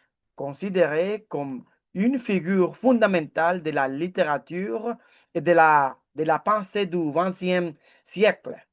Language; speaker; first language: French; non-native, learner; Spanish